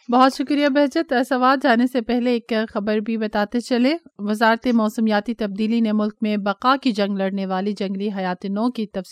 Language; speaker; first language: Urdu; native; Urdu